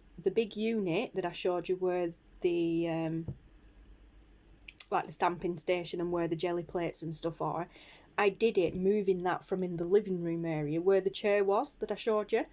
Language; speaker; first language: English; native; English